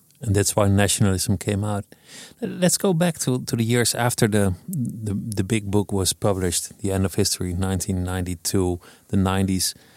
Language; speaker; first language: English; non-native, fluent; Dutch